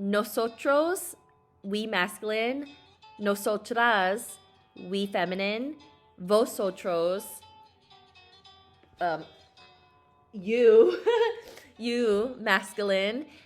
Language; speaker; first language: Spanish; non-native, learner; English